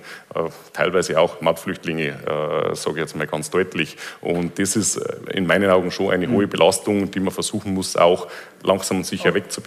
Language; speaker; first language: German; native; German